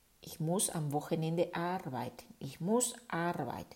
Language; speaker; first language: German; non-native, fluent; Spanish